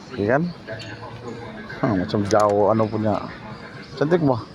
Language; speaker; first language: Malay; non-native, learner; Filipino